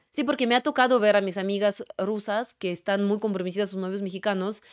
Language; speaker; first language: Spanish; non-native, fluent; Russian